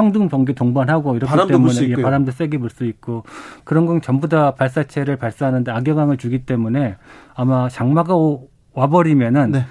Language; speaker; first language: Korean; native; Korean